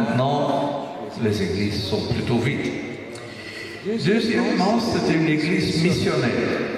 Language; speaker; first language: French; non-native, local second language; Dutch